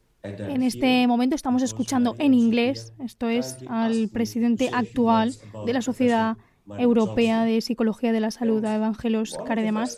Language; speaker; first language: Spanish; native; Spanish